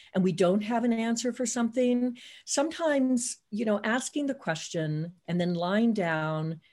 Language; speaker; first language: English; native; English